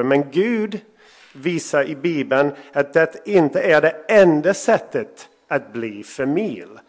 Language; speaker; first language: Swedish; non-native, fluent; English